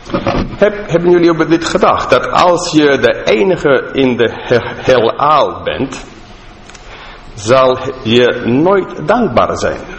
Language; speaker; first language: Dutch; non-native, fluent; English